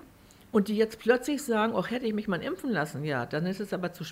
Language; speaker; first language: German; native; German